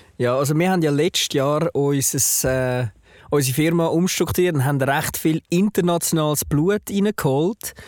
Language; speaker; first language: German; native; German